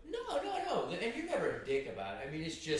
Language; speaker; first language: English; native; English